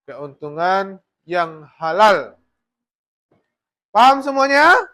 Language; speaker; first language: Indonesian; native; Indonesian